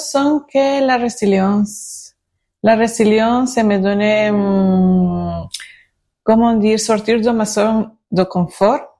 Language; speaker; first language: French; non-native, learner; Spanish